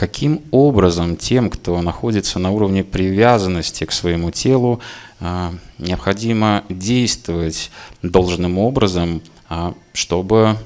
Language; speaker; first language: Russian; native; Russian